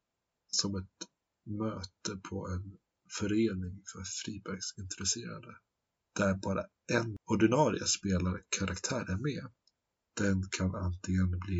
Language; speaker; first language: Swedish; native; Swedish